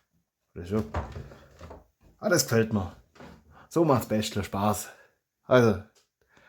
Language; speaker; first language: German; native; German